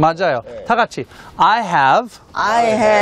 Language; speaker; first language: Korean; non-native, fluent; English